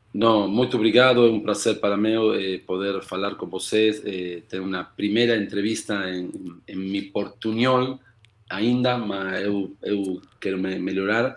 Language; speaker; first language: Portuguese; non-native, learner; Spanish